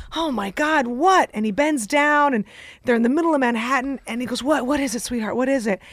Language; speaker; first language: English; early bilingual, other home language; Russian